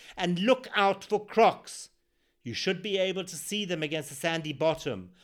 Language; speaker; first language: English; native; English